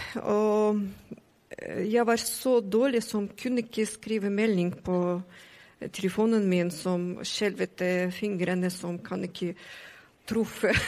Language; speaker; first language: Norwegian; non-native, learner; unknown